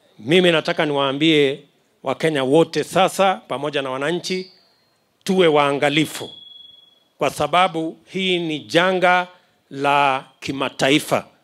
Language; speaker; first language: Swahili; non-native, local second language; Kalenjin